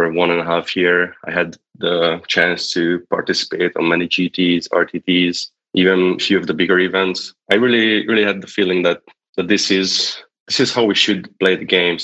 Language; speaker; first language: English; non-native, fluent; Hungarian